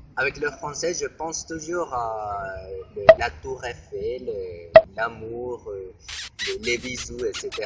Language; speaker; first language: French; non-native, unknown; Spanish